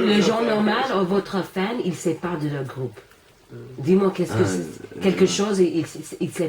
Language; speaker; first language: French; non-native, learner; English